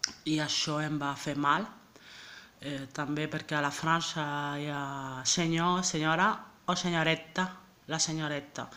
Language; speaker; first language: Catalan; non-native, learner; French